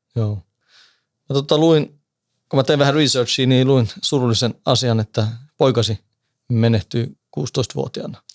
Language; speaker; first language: Finnish; native; Finnish